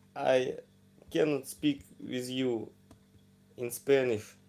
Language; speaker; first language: English; non-native, learner; Ukrainian